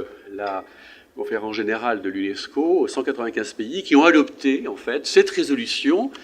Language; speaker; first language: French; native; French